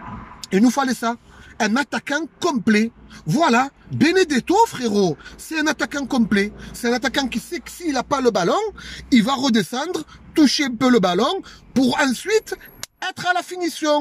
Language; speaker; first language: French; native; French